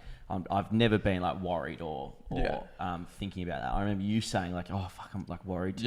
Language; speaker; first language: English; native; English